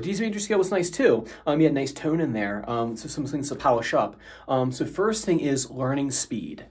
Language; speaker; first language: English; native; English